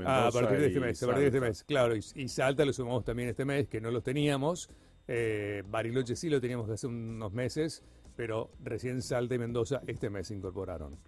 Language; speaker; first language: Spanish; native; Spanish